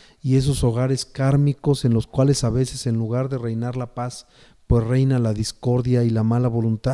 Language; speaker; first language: Spanish; native; Spanish